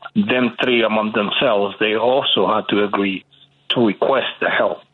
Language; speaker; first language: English; early bilingual, other home language; Spanish